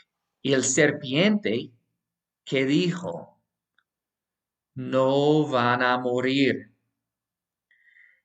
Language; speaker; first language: Spanish; non-native, fluent; English